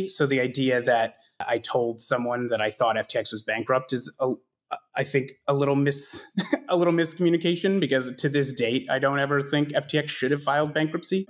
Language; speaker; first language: English; native; English